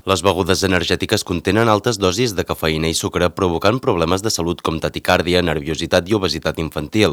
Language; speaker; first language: Catalan; native; Catalan